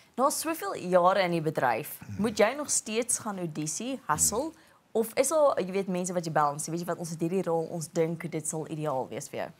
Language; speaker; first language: Afrikaans; native; Afrikaans